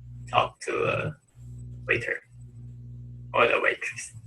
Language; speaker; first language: English; non-native, learner; Chinese